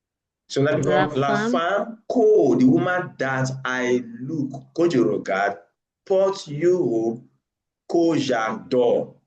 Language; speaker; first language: French; non-native, learner; English